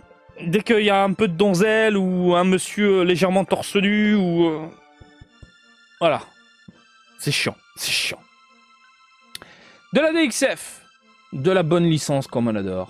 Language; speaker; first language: French; native; French